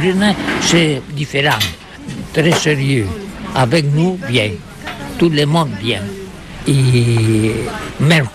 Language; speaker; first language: French; non-native, learner; Catalan